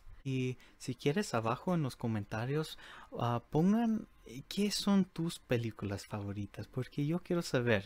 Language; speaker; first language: Spanish; early bilingual, heritage; Spanish